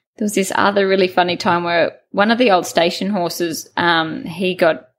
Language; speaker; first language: English; native; English